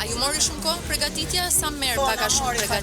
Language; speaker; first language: Albanian; native; Albanian